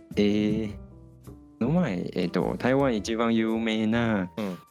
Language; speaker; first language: Japanese; non-native, fluent; Chinese